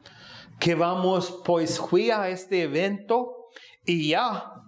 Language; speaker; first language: Spanish; non-native, fluent; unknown